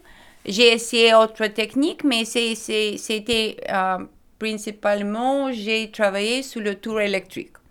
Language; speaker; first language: French; non-native, learner; Lithuanian